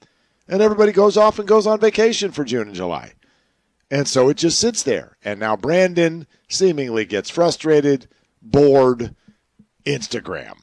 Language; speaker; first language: English; native; English